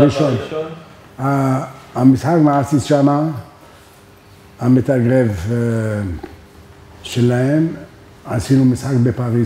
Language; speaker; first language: Hebrew; non-native, learner; French